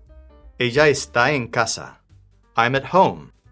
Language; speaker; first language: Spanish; non-native, fluent; English